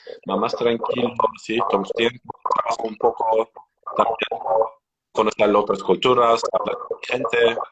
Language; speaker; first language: Spanish; non-native, learner; Turkish